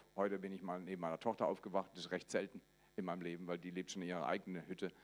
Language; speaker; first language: German; native; German